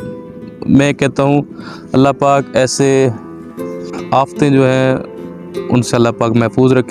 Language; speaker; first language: Urdu; non-native, local second language; Punjabi